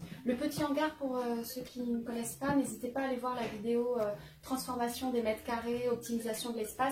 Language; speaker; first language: French; native; French